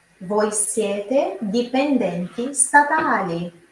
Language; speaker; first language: Italian; non-native, fluent; Portuguese